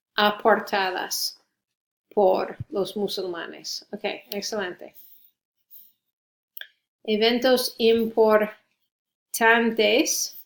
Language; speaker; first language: Spanish; non-native, fluent; English